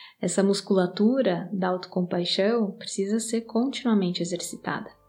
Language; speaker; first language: Portuguese; native; Portuguese